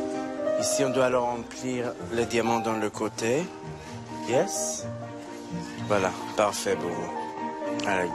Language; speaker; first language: French; non-native, fluent; Hebrew